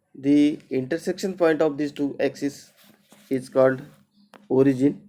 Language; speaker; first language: English; non-native, local second language; Marathi